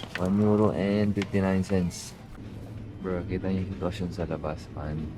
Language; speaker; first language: Filipino; native; Filipino